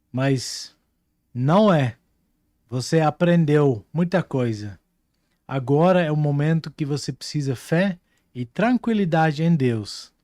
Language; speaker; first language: Portuguese; non-native, fluent; Dutch